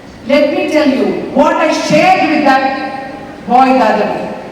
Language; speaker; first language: English; non-native, local second language; Tamil